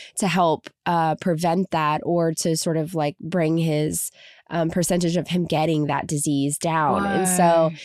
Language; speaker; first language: English; native; English